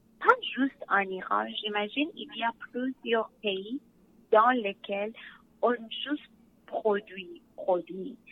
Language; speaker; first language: French; non-native, learner; Persian